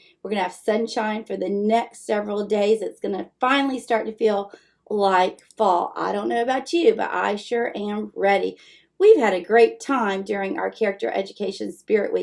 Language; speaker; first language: English; native; English